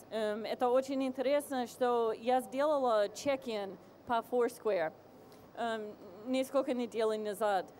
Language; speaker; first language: Russian; non-native, fluent; English